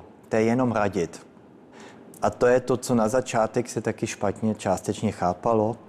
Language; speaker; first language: Czech; early bilingual, heritage; Czech